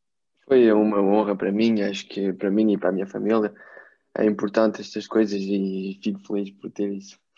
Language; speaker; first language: Portuguese; early bilingual, heritage; Portuguese